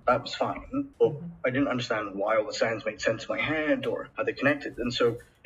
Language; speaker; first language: English; native; English